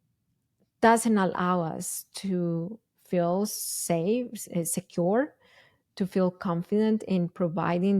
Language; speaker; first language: English; non-native, fluent; Spanish